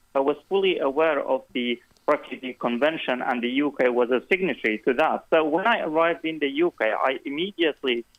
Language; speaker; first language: English; non-native, fluent; Kurdish